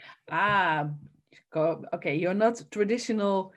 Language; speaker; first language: English; non-native, fluent; Dutch